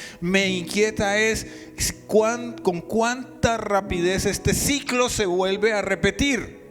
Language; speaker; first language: Spanish; native; Spanish